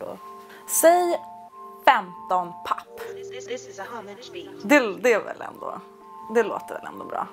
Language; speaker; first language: Swedish; native; Swedish